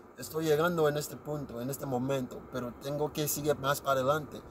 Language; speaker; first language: Spanish; non-native, learner; Haitian Creole